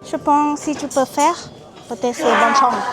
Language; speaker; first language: French; non-native, learner; Thai